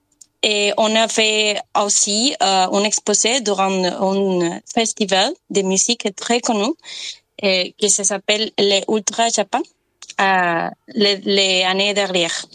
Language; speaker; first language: French; non-native, learner; Spanish